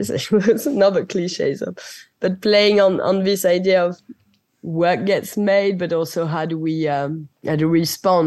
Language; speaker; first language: English; non-native, fluent; French